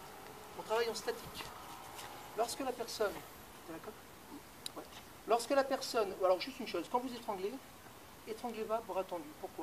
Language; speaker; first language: French; native; French